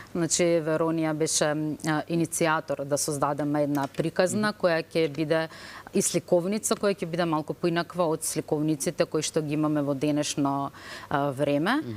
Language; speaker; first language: Macedonian; native; Macedonian